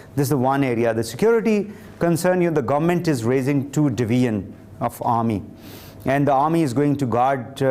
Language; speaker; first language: English; non-native, local second language; Urdu